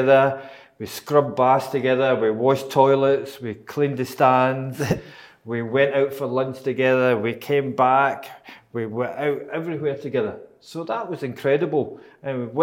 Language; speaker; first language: English; native; English